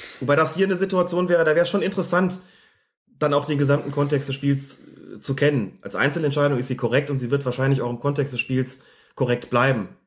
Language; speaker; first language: German; native; German